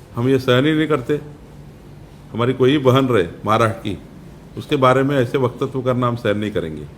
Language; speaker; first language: Hindi; non-native, local second language; Marathi